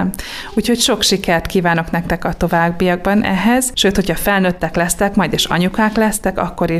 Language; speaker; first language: Hungarian; native; Hungarian